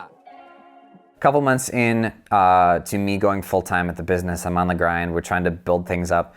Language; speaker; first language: English; native; English